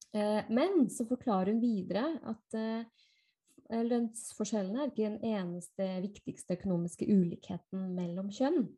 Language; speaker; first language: Norwegian; non-native, fluent; Spanish